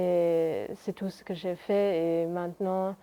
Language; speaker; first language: French; non-native, local second language; Luxembourgish